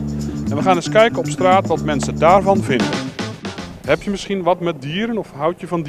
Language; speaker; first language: Dutch; native; Dutch